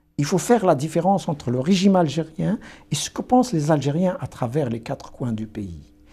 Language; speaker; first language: French; non-native, local second language; Kabyle